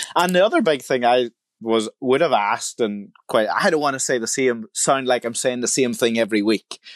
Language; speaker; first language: English; native; English